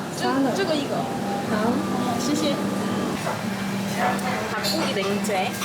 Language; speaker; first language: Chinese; non-native, learner; Korean